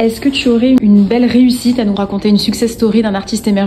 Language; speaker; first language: French; native; French